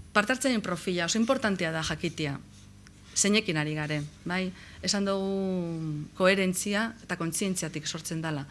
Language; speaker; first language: Basque; native; Basque